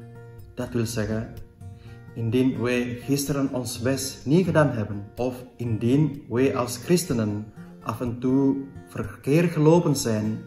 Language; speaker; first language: Dutch; non-native, fluent; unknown